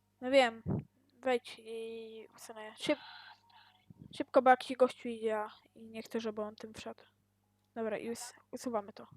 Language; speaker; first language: Polish; native; Polish